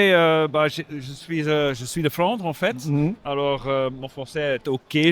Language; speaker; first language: French; non-native, local second language; Dutch